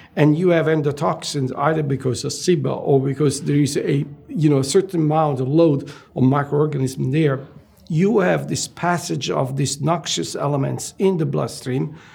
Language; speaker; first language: English; non-native, fluent; Italian